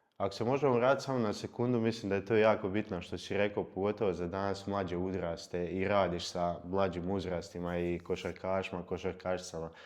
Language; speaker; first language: Croatian; native; Croatian